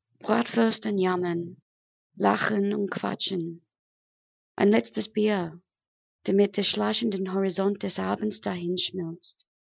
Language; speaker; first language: German; non-native, fluent; English